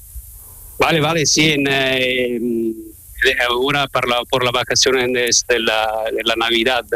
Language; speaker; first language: Spanish; non-native, learner; Italian